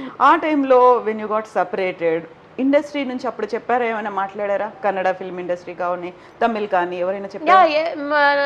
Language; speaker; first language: Telugu; native; Telugu